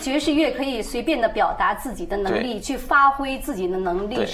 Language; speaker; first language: Chinese; native; Chinese